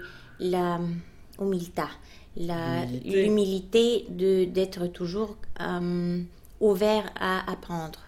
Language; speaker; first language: French; non-native, fluent; Bulgarian